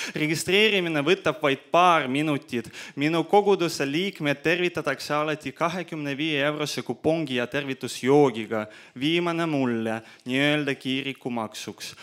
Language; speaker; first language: Estonian; non-native, local second language; Russian